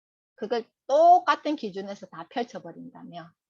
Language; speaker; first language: Korean; native; Korean